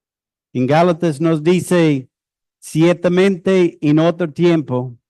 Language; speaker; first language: Spanish; non-native, fluent; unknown